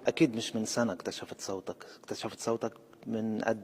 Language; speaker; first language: Arabic; native; Arabic